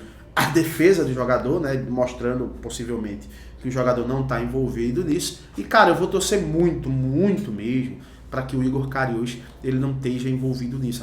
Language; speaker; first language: Portuguese; native; Portuguese